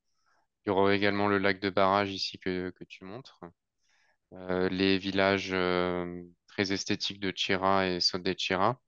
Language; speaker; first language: French; native; French